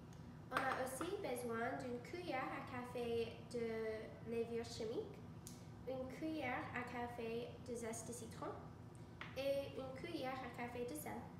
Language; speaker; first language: French; non-native, learner; English